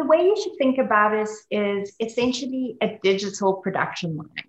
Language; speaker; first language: English; native; English